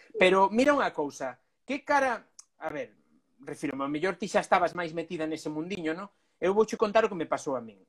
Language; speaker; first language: Galician; non-native, local second language; Spanish